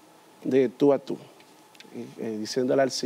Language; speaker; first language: Spanish; native; Spanish